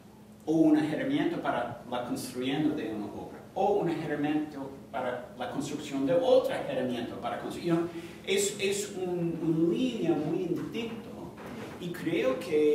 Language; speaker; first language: Spanish; non-native, fluent; English